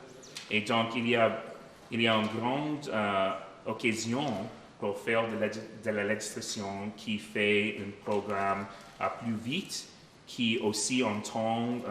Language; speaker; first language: French; non-native, local second language; English